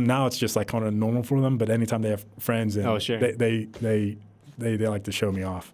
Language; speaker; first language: English; native; English